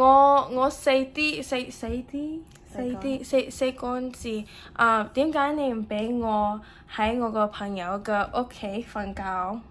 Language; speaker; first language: Cantonese; early bilingual, heritage; English